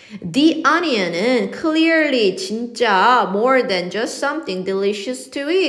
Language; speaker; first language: English; non-native, fluent; Korean